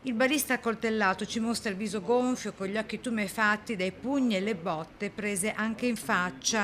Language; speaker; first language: Italian; native; Italian